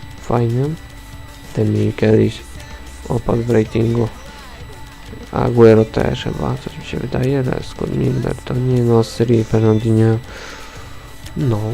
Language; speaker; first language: Polish; native; Polish